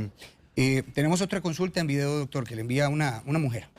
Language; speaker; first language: Spanish; native; Spanish